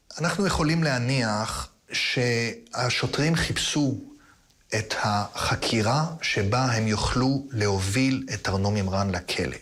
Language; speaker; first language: Hebrew; native; Hebrew